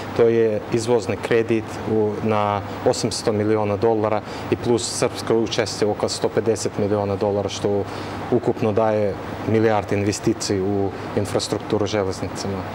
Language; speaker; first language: Serbian; non-native, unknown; Russian